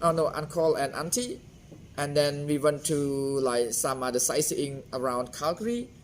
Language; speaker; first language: English; non-native, fluent; Khmer